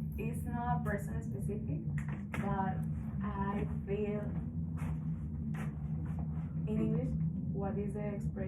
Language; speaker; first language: English; non-native, learner; Spanish